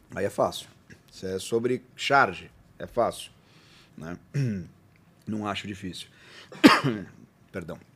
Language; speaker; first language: Portuguese; native; Portuguese